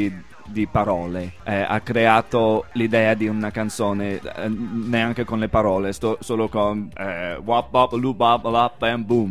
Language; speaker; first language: Italian; non-native, fluent; English